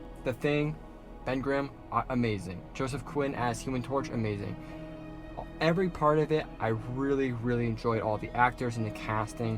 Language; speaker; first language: English; native; English